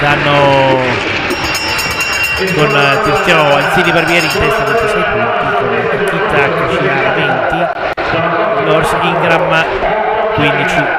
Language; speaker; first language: Italian; native; Italian